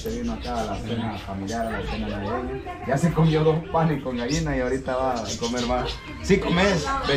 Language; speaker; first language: Spanish; native; Spanish